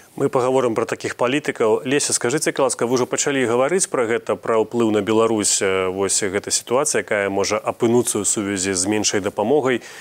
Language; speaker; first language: Belarusian; native; Belarusian